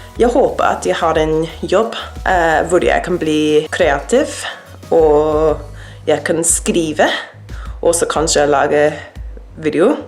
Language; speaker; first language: Norwegian; non-native, learner; English